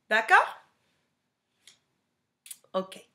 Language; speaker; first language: French; non-native, fluent; English